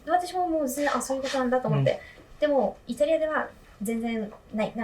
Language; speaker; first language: Japanese; non-native, fluent; Italian